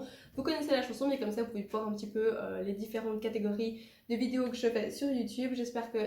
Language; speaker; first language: French; native; French